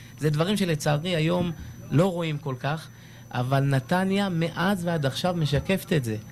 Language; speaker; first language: Hebrew; native; Hebrew